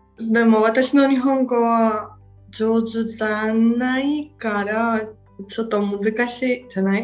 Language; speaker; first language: Japanese; non-native, learner; Georgian